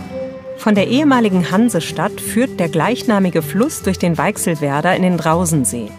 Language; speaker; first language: German; native; German